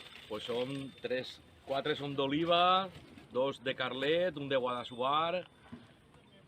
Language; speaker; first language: Catalan; native; Catalan